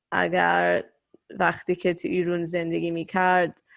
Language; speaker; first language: Persian; early bilingual, other home language; English